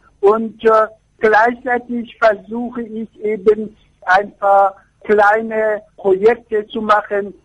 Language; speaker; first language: German; non-native, fluent; Persian